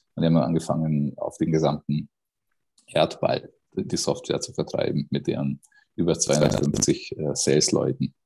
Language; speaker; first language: German; non-native, fluent; Hungarian